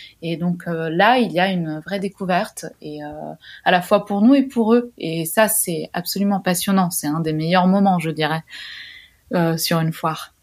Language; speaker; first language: French; non-native, fluent; Italian